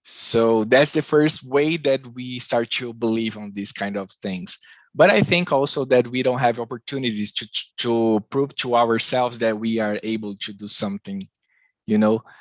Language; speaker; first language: English; non-native, learner; Portuguese